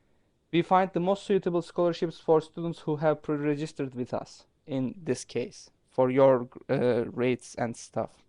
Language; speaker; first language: English; non-native, fluent; Turkish